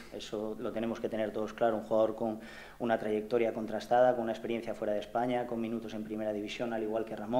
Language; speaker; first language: Spanish; native; Spanish